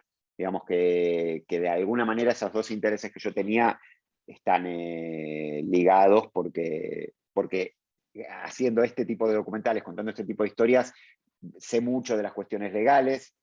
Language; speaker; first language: Spanish; native; Spanish